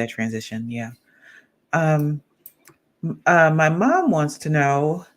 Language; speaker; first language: English; native; English